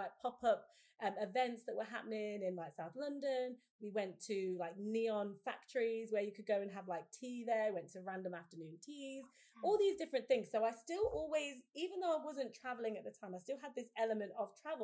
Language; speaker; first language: English; native; English